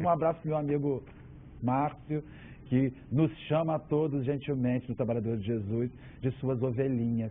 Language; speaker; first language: Portuguese; native; Portuguese